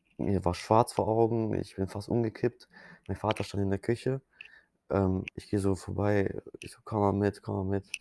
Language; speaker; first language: German; early bilingual, other home language; Polish